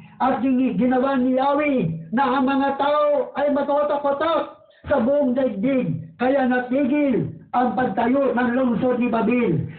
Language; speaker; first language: Filipino; non-native, local second language; Waray